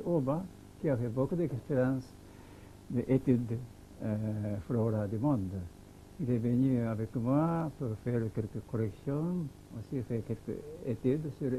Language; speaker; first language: French; non-native, learner; Japanese